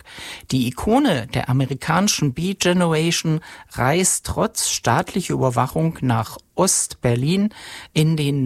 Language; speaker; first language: German; native; German